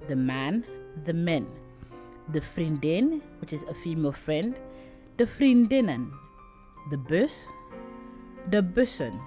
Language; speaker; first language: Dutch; non-native, fluent; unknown